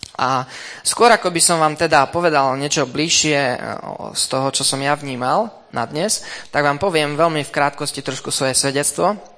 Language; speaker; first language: Slovak; early bilingual, heritage; Slovak